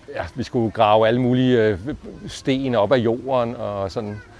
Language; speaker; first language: Danish; native; Danish